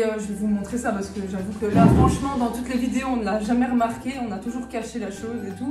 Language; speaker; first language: French; native; French